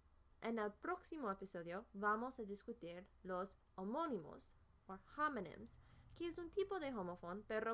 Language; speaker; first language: Spanish; non-native, fluent; English